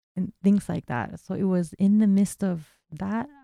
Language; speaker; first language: English; non-native, fluent; Japanese